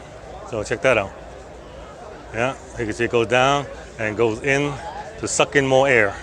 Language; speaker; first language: English; native; English